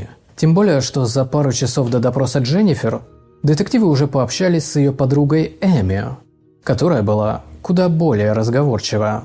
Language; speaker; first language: Russian; native; Russian